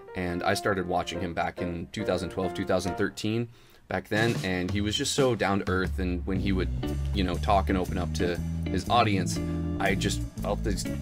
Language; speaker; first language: English; native; English